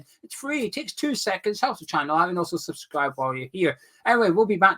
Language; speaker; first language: English; native; English